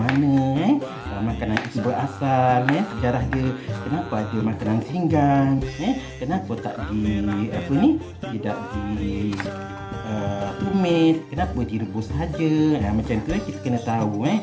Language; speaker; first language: Malay; native; Malay